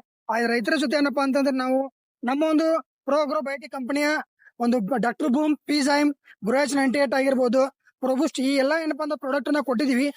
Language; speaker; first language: Kannada; native; Kannada